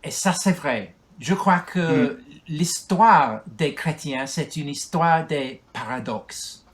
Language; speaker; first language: French; non-native, learner; English